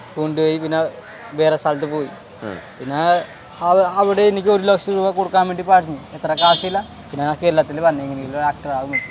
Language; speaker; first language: Malayalam; non-native, local second language; Odia